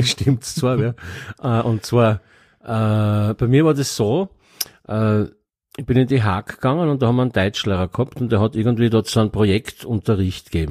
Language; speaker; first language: German; native; German